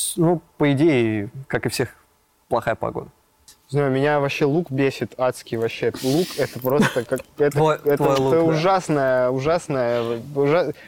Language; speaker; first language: Russian; native; Russian